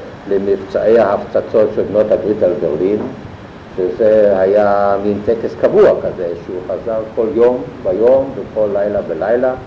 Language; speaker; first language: Hebrew; non-native, fluent; German